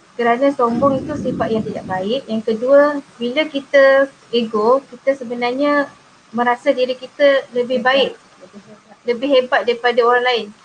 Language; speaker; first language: Malay; non-native, local second language; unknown